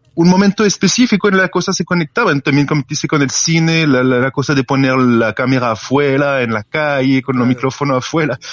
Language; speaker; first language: Spanish; non-native, learner; French